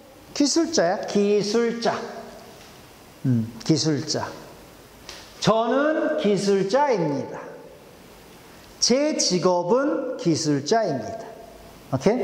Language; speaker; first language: Korean; non-native, fluent; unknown